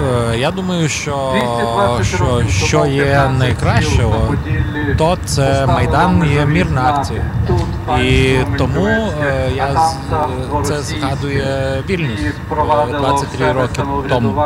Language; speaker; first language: Ukrainian; non-native, fluent; Lithuanian